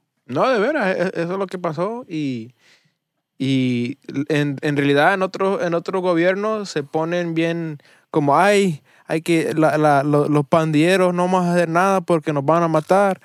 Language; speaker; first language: Spanish; early bilingual, heritage; Spanish